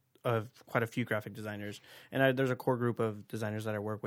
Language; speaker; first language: English; native; English